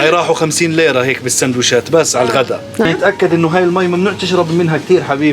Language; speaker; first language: Arabic; native; Arabic